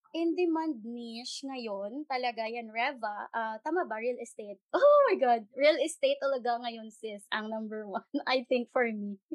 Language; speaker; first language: Filipino; non-native, local second language; Hiligaynon